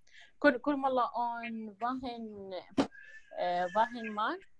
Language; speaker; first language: Finnish; non-native, learner; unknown